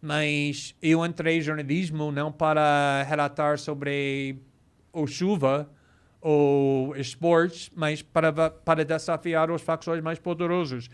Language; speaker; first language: Portuguese; non-native, fluent; English